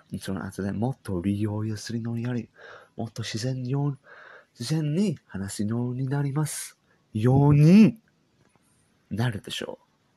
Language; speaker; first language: Japanese; non-native, learner; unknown